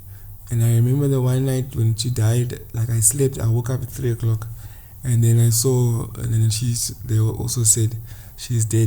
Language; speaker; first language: English; non-native, local second language; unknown